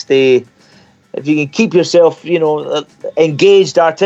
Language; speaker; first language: English; native; English